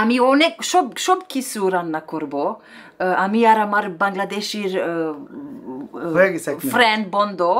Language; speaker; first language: Bangla; non-native, learner; Romanian